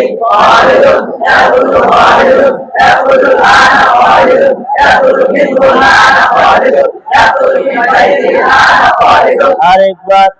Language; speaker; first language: Arabic; non-native, learner; Bangla